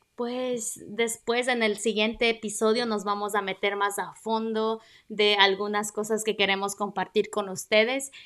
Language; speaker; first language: Spanish; native; Spanish